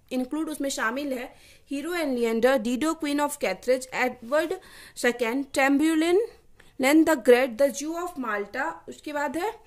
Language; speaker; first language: Hindi; native; Hindi